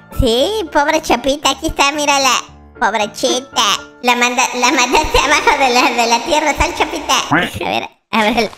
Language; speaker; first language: Spanish; native; Spanish